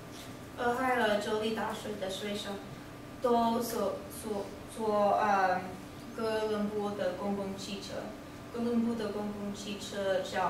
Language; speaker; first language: Chinese; non-native, learner; English